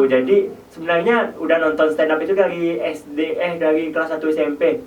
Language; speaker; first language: Indonesian; non-native, local second language; Minangkabau